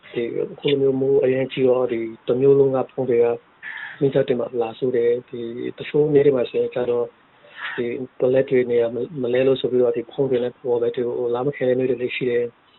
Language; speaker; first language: Burmese; native; Burmese